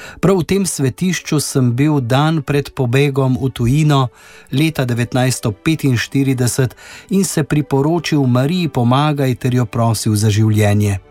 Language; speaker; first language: Slovenian; native; Slovenian